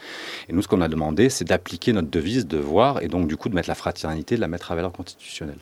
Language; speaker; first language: French; native; French